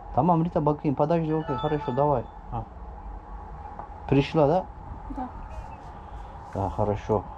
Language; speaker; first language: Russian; non-native, learner; Turkish